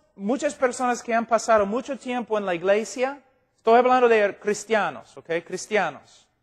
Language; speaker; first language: Spanish; non-native, fluent; English